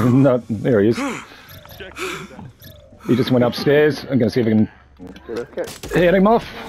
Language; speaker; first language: English; native; English